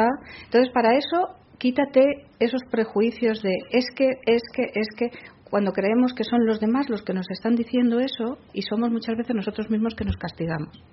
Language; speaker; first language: Spanish; native; Spanish